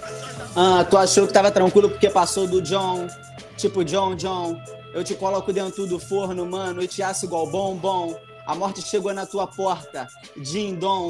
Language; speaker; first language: Portuguese; native; Portuguese